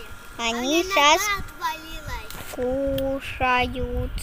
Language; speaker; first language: Russian; early bilingual, heritage; Russian